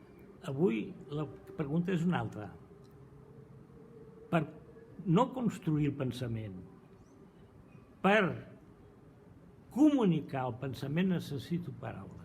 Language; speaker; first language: Catalan; non-native, fluent; Portuguese